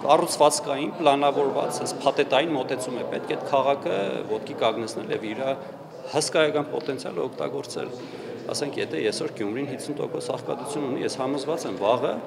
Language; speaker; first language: Armenian; native; Armenian